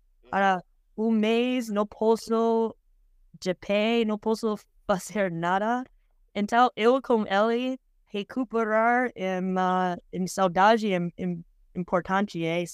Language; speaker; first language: Portuguese; non-native, learner; English